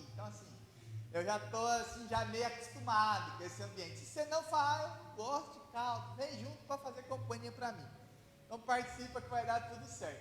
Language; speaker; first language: Portuguese; native; Portuguese